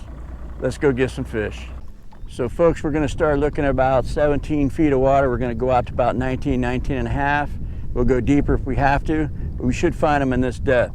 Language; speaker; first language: English; native; English